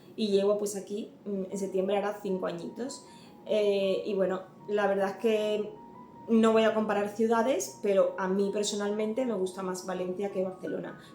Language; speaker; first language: Spanish; native; Spanish